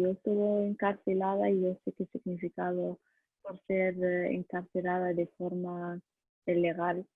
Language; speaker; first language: Spanish; non-native, learner; Arabic